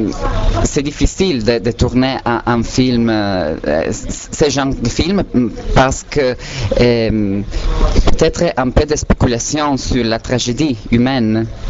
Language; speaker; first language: French; non-native, learner; Italian